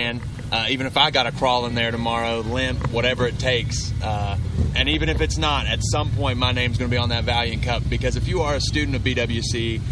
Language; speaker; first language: English; native; English